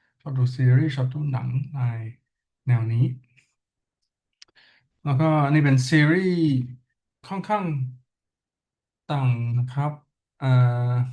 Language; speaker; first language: Thai; non-native, learner; English